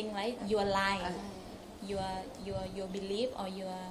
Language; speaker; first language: English; non-native, local second language; Thai